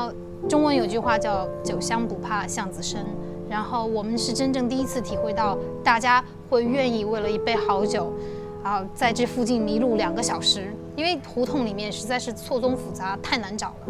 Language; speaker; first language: Chinese; native; Chinese